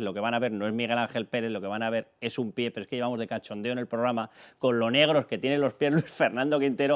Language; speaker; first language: Spanish; native; Spanish